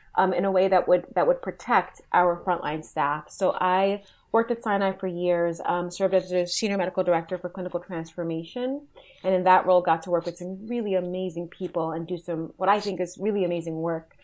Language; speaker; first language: English; native; English